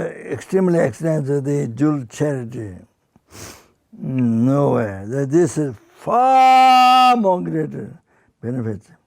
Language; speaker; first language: English; non-native, fluent; Sherpa